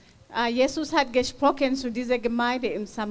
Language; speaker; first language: German; non-native, fluent; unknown